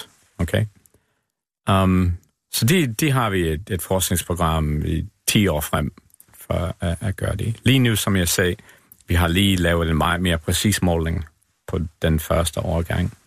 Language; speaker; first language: Danish; non-native, fluent; English